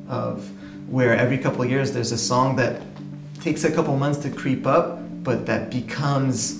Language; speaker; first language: English; native; English